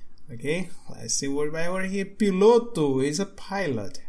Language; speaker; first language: English; non-native, fluent; Portuguese